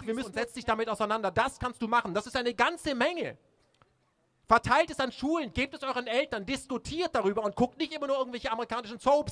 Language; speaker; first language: German; native; German